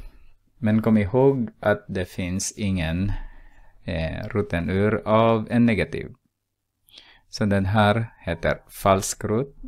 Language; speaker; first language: Swedish; non-native, fluent; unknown